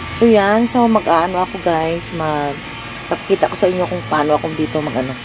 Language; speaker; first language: Filipino; non-native, local second language; Hiligaynon